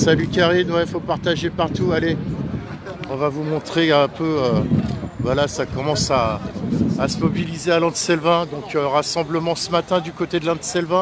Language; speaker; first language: French; native; French